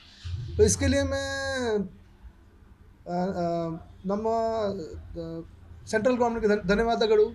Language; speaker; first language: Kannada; non-native, local second language; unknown